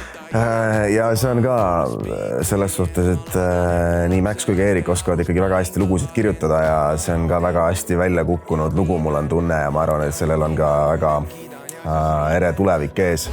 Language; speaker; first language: Estonian; native; Estonian